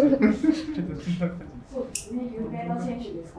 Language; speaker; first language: Japanese; non-native, learner; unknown